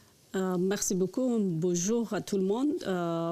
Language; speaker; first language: French; non-native, learner; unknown